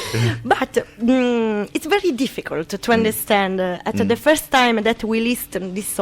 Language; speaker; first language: English; non-native, learner; Italian